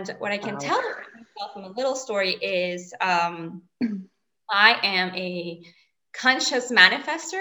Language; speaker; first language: English; non-native, fluent; Spanish